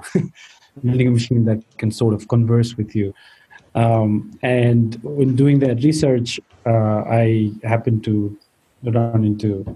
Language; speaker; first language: English; non-native, local second language; Nepali